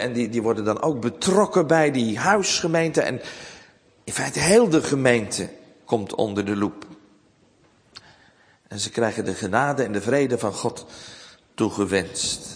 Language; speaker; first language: Dutch; native; Dutch